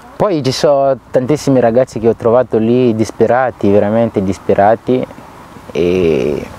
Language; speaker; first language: Italian; non-native, fluent; Lingala